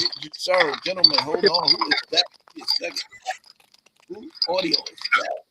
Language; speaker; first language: English; native; English